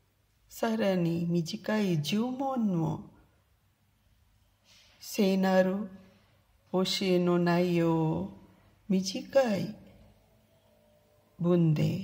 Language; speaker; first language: Japanese; non-native, fluent; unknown